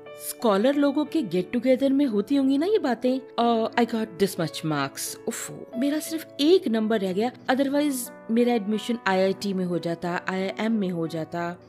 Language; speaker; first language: Hindi; native; Hindi